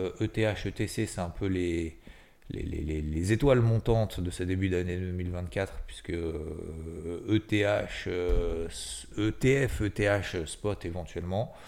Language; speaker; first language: French; native; French